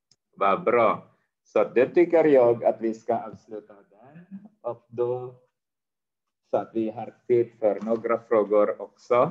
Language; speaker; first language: Swedish; non-native, fluent; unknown